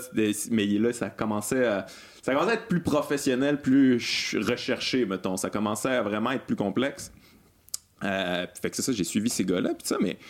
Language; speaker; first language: French; native; French